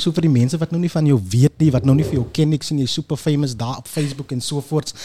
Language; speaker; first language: Afrikaans; early bilingual, heritage; Afrikaans